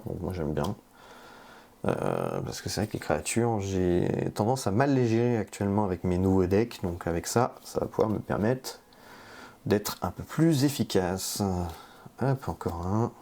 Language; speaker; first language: French; native; French